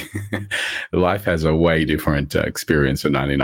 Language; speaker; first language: English; early bilingual, other home language; Morisyen